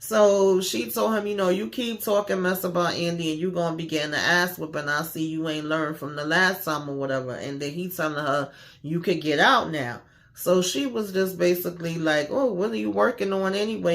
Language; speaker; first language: English; native; English